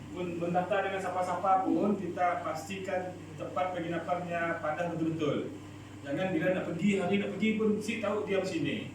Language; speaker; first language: Malay; native; Malay